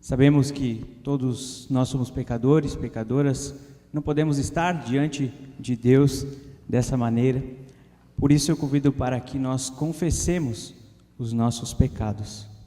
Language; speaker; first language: Portuguese; native; Portuguese